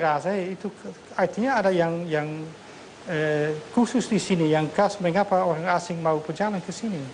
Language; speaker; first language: Indonesian; non-native, fluent; Dutch